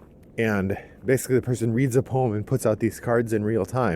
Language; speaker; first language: English; native; English